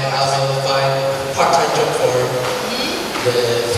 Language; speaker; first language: English; non-native, fluent; Indonesian